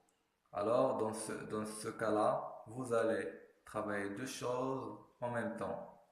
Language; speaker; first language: French; non-native, fluent; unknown